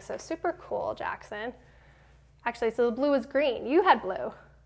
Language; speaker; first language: English; native; English